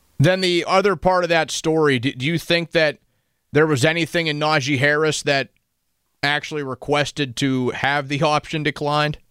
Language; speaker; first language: English; native; English